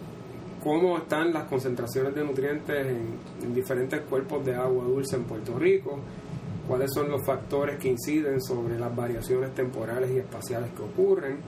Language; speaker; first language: Spanish; native; Spanish